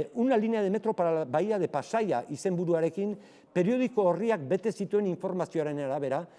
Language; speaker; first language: Spanish; non-native, local second language; Basque